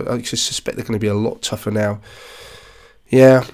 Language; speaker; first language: English; native; English